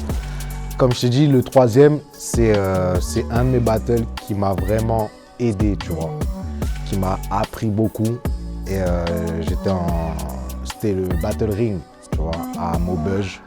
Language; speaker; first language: French; native; French